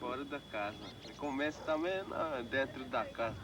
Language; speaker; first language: Portuguese; non-native, local second language; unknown